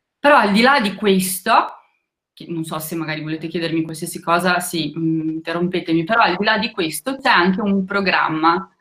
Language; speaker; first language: Italian; non-native, fluent; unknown